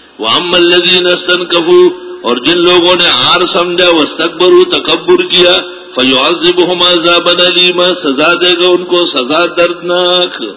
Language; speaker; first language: Urdu; non-native, local second language; Pashto